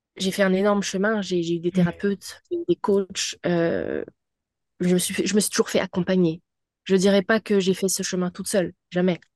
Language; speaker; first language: French; native; French